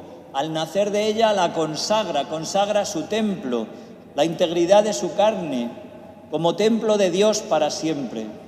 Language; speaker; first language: Spanish; native; Spanish